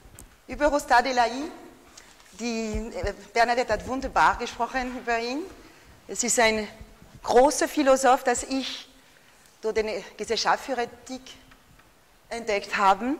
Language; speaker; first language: German; non-native, fluent; French